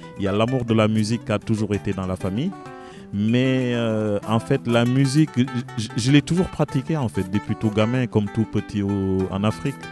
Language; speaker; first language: French; non-native, local second language; Wolof